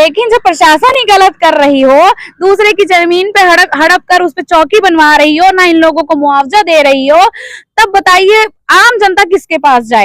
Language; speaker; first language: Hindi; native; Hindi